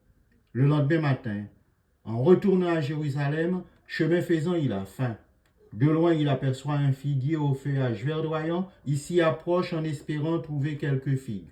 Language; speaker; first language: French; native; French